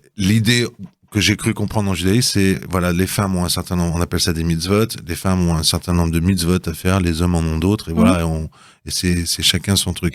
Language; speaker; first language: French; native; French